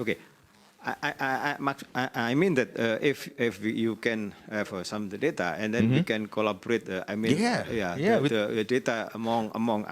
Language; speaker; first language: English; non-native, learner; Indonesian